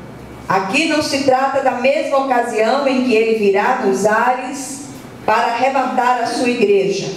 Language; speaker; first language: Portuguese; native; Portuguese